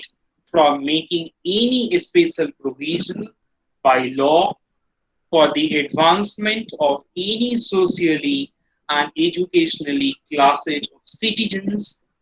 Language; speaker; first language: English; non-native, local second language; Hindi